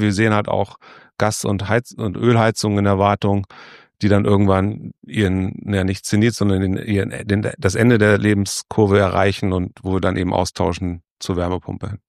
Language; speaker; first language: German; native; German